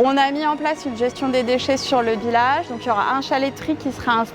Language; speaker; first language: French; native; French